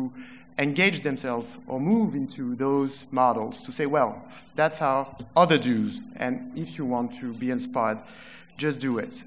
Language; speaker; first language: English; non-native, fluent; French